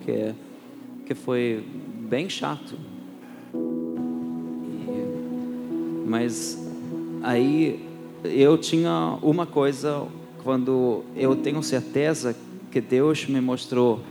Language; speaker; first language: Portuguese; non-native, fluent; German